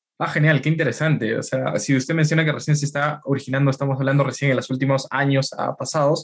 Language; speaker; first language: Spanish; native; Spanish